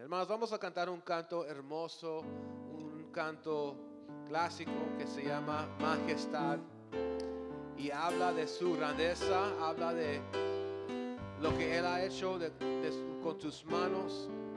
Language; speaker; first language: Spanish; early bilingual, heritage; Spanish